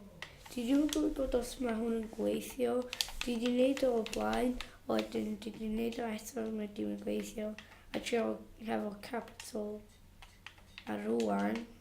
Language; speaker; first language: Welsh; non-native, local second language; English